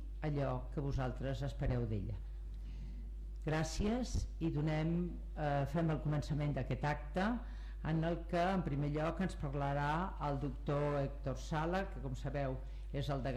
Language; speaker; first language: Catalan; native; Catalan